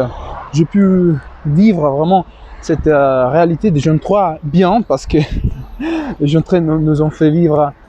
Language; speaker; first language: French; non-native, fluent; Spanish